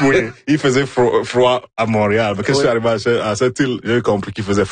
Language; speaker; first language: French; non-native, fluent; Igbo